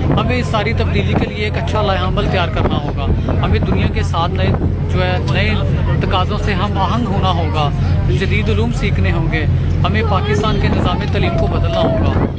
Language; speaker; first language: Urdu; native; Urdu